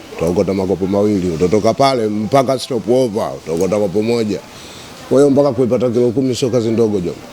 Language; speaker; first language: Swahili; native; Swahili